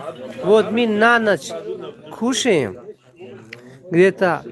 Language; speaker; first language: Russian; non-native, local second language; Tajik